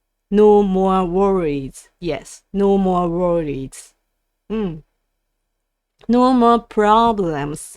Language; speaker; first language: English; non-native, learner; Japanese